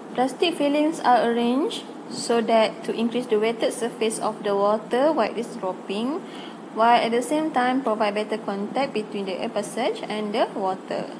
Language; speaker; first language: English; non-native, local second language; Malay